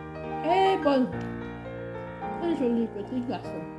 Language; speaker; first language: French; non-native, learner; Hmong